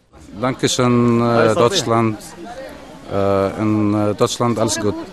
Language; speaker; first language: German; non-native, learner; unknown